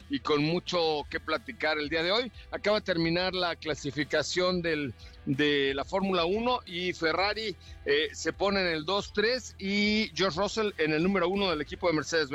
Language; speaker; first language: Spanish; native; Spanish